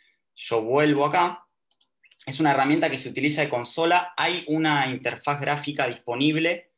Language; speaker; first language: Spanish; native; Spanish